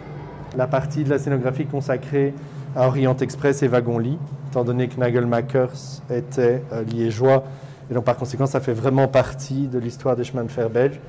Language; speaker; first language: French; native; French